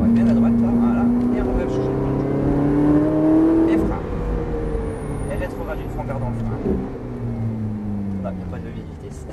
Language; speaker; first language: French; native; French